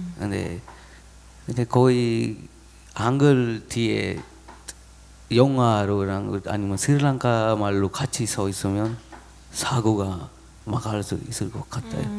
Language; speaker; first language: Korean; non-native, learner; Sinhala